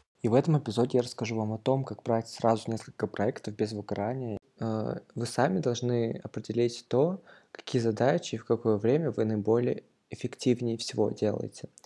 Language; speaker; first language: Russian; native; Russian